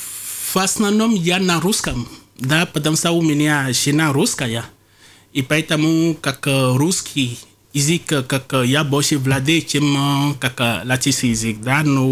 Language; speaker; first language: Russian; non-native, fluent; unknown